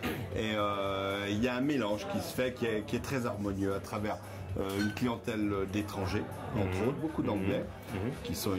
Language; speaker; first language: French; native; French